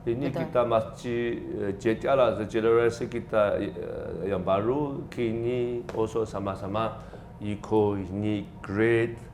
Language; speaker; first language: Indonesian; non-native, learner; Chinese